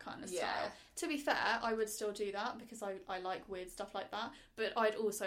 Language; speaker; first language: English; native; English